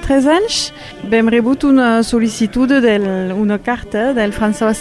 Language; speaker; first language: Catalan; non-native, local second language; French